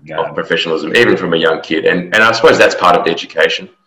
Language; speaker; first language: English; native; English